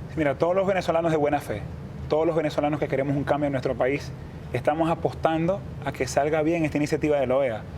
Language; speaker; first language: Spanish; native; Spanish